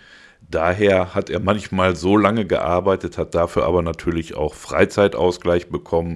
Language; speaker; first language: German; native; German